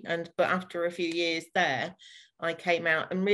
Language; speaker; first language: English; native; English